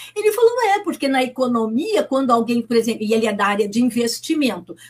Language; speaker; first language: Portuguese; native; Portuguese